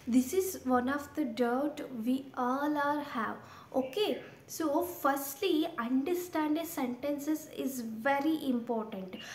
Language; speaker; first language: English; non-native, local second language; Kannada